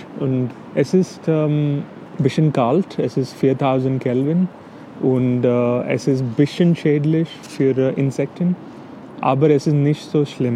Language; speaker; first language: German; non-native, fluent; English